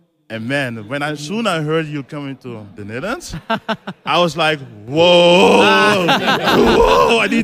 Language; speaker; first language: English; non-native, learner; Dutch